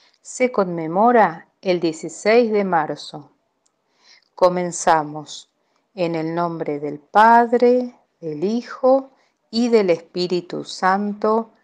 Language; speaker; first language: Spanish; native; Spanish